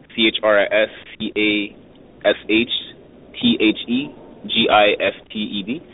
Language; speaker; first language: English; native; English